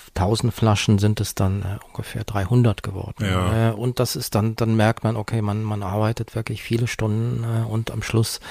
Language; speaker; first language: German; native; German